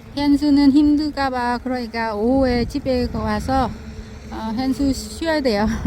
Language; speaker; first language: Korean; non-native, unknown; Vietnamese